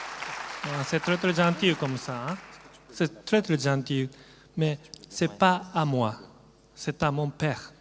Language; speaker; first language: French; non-native, learner; Japanese